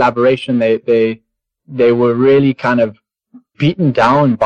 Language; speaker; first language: English; native; English